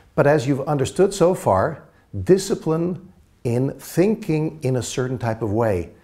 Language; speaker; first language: English; native; English